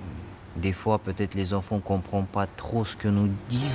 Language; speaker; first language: French; non-native, learner; Russian